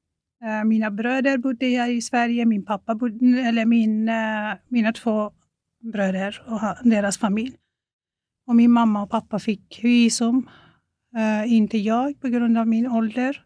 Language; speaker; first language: Swedish; non-native, fluent; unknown